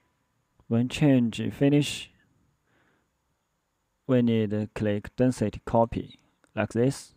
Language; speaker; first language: English; non-native, learner; Chinese